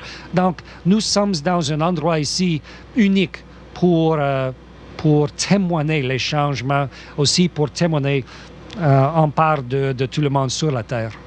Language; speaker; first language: French; non-native, local second language; English